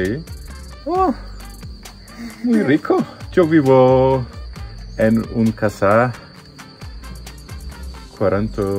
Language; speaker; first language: Spanish; non-native, learner; Turkish